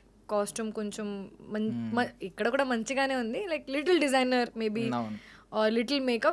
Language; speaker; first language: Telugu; non-native, learner; Hindi